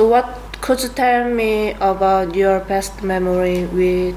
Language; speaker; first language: English; non-native, learner; Korean